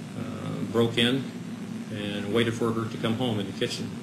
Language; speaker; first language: English; native; English